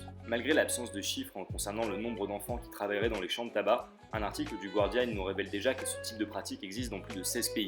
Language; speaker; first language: French; native; French